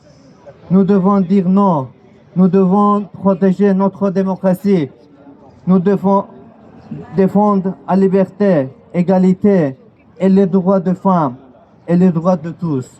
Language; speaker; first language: French; non-native, learner; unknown